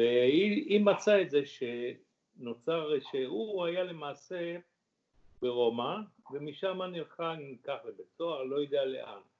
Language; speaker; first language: Hebrew; early bilingual, other home language; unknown